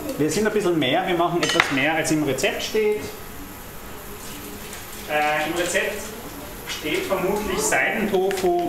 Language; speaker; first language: German; native; German